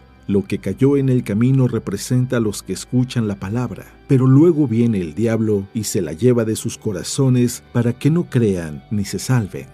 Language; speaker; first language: Spanish; native; Spanish